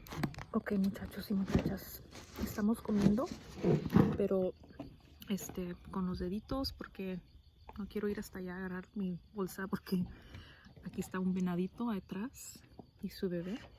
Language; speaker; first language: Spanish; early bilingual, heritage; Spanish